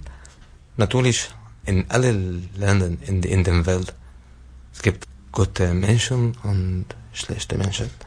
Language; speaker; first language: German; non-native, learner; Arabic